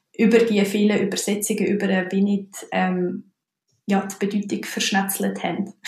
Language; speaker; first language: German; native; German